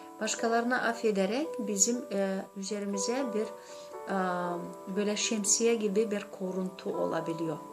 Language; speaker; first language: Turkish; non-native, learner; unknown